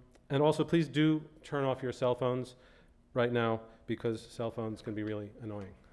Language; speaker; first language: English; native; English